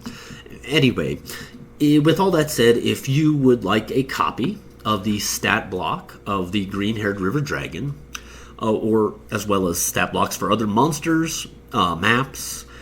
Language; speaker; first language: English; native; English